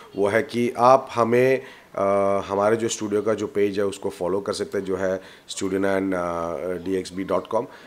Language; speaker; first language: Hindi; non-native, local second language; Malayalam